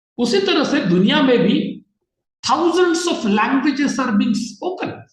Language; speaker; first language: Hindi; non-native, local second language; Marathi